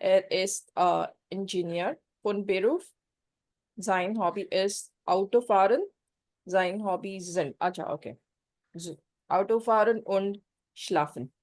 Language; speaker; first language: German; non-native, learner; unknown